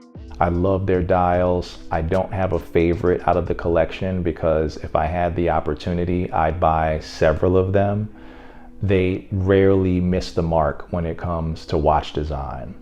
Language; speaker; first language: English; native; English